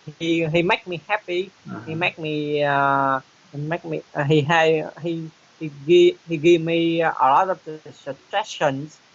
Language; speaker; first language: English; non-native, learner; Vietnamese